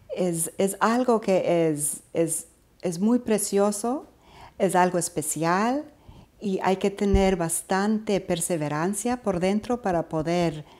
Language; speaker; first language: Spanish; early bilingual, heritage; Spanish